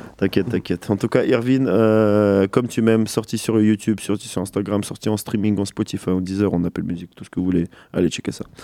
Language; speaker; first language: French; native; French